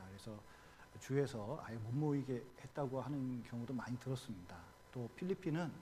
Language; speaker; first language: Korean; native; Korean